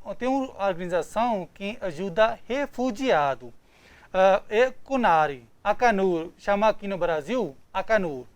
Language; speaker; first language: Portuguese; non-native, learner; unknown